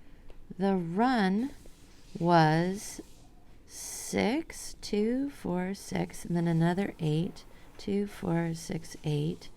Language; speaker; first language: English; native; English